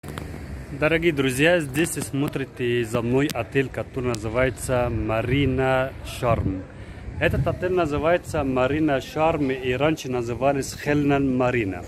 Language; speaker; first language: Russian; non-native, fluent; Arabic